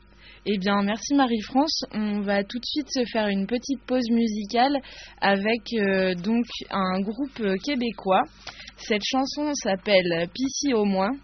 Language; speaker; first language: French; native; French